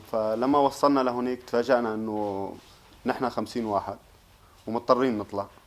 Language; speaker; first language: Arabic; native; Arabic